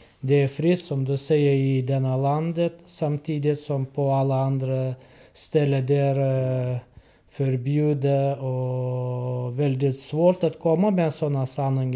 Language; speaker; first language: Swedish; non-native, learner; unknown